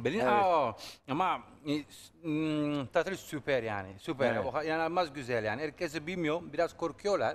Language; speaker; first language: Turkish; non-native, learner; Italian